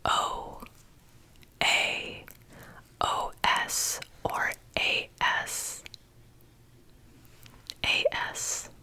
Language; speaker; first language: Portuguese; non-native, learner; English